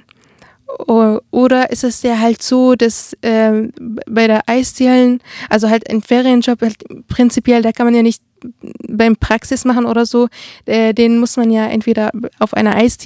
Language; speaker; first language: German; early bilingual, other home language; Arabic